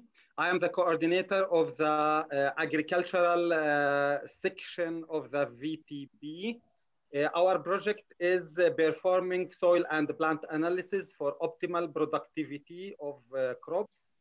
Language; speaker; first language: English; non-native, learner; Arabic